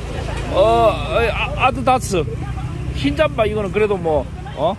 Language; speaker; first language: Korean; native; Korean